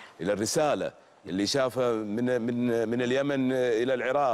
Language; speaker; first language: Arabic; native; Arabic